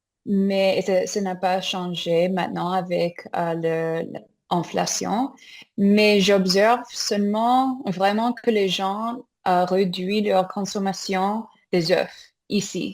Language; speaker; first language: French; non-native, learner; English